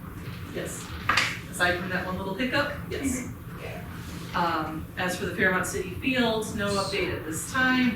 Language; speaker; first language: English; native; English